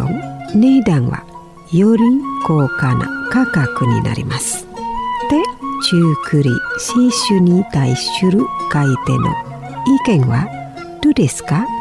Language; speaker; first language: Japanese; non-native, fluent; Indonesian